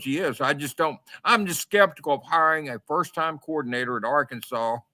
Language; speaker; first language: English; native; English